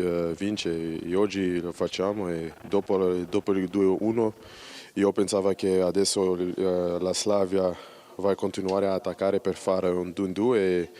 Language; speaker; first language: Italian; non-native, learner; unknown